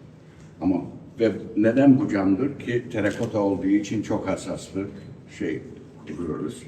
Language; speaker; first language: Turkish; early bilingual, heritage; Turkish